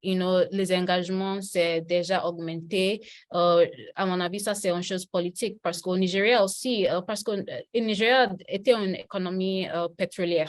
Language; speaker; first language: French; non-native, learner; Yoruba